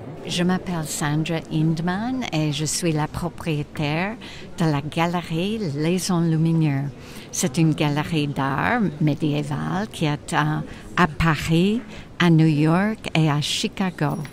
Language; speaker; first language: French; non-native, fluent; English